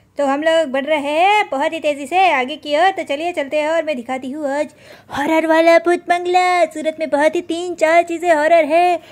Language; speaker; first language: Hindi; non-native, local second language; Gujarati